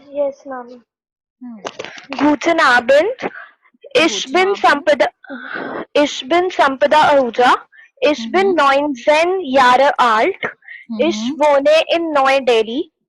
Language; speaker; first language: German; non-native, learner; Hindi